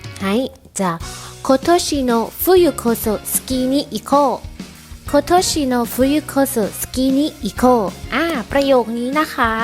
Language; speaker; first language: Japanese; non-native, fluent; Thai